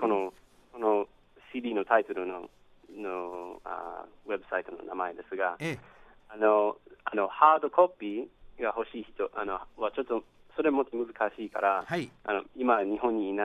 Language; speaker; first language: Japanese; non-native, fluent; English